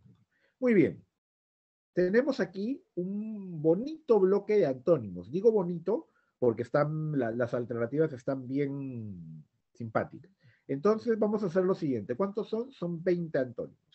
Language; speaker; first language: Spanish; native; Spanish